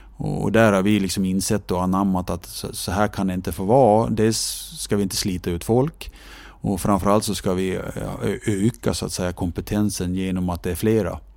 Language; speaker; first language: Swedish; native; Swedish